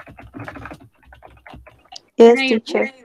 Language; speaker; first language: English; non-native, learner; Spanish